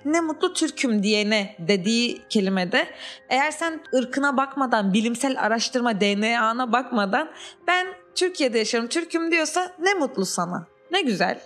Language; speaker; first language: Turkish; native; Turkish